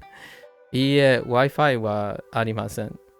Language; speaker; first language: Japanese; non-native, learner; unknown